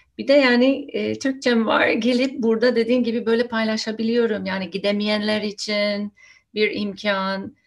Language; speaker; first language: Turkish; non-native, fluent; English